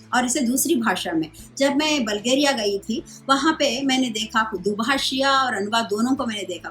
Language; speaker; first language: Hindi; non-native, local second language; Telugu